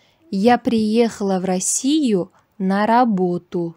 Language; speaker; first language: Russian; non-native, local second language; Uzbek